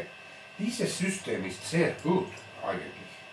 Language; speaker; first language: German; non-native, learner; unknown